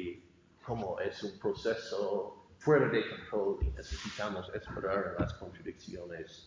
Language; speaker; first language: Spanish; non-native, fluent; English